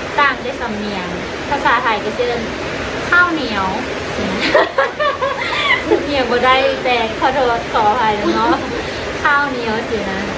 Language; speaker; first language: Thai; non-native, learner; Lao